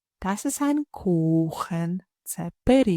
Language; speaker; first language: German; non-native, fluent; Ukrainian